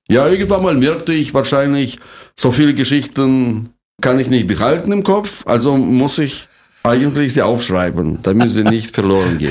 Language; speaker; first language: German; non-native, fluent; Russian